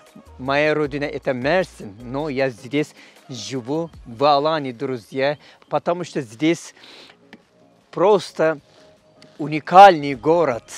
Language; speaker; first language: Russian; non-native, learner; Turkish